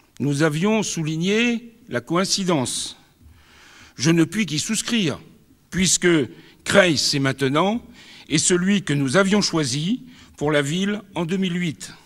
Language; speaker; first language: French; native; French